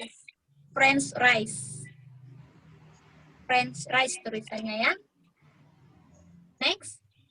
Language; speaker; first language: English; non-native, learner; Indonesian